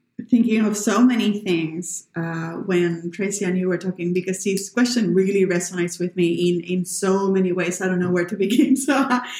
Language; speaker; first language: English; non-native, fluent; Spanish